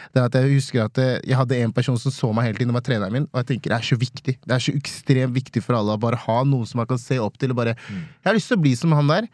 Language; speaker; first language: Norwegian; non-native, fluent; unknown